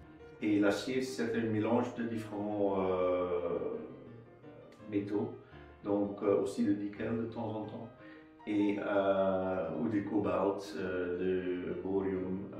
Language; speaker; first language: French; non-native, local second language; Dutch